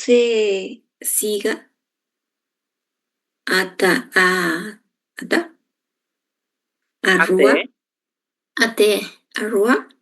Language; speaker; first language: Portuguese; non-native, learner; Spanish